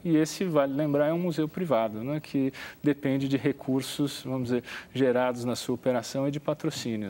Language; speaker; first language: Portuguese; native; Portuguese